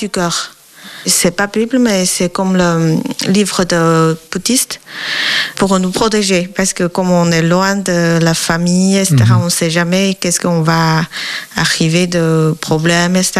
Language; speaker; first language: French; non-native, learner; Chinese